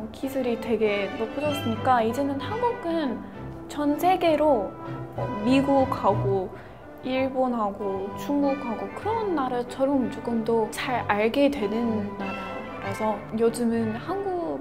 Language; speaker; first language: Korean; non-native, fluent; Russian